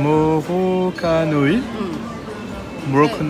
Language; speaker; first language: Korean; non-native, learner; French